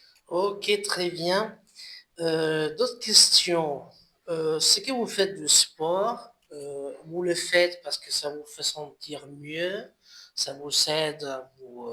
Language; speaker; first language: French; non-native, fluent; Spanish